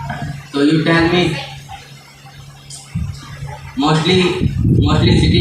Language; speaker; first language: English; non-native, learner; Hindi